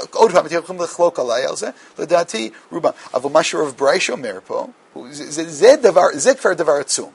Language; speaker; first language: Hebrew; non-native, fluent; English